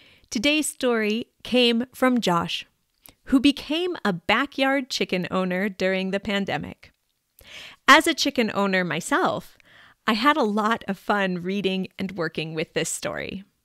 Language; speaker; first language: English; native; English